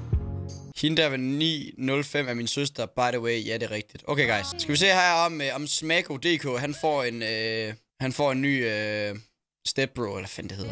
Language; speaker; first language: Danish; native; Danish